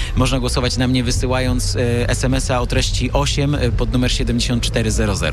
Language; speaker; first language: Polish; early bilingual, other home language; Armenian